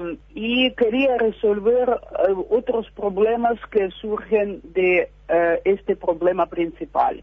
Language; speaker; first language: Spanish; non-native, fluent; Russian